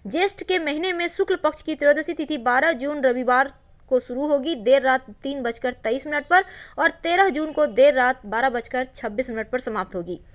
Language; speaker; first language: Hindi; native; Hindi